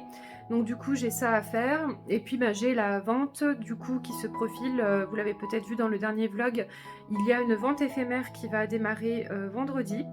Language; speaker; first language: French; native; French